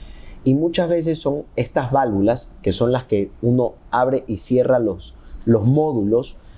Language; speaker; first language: Spanish; native; Spanish